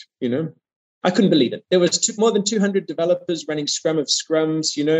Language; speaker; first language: English; native; English